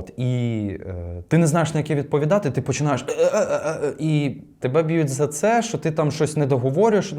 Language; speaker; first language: Ukrainian; non-native, local second language; Russian